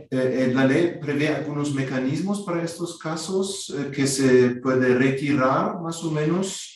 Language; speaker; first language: Spanish; non-native, fluent; German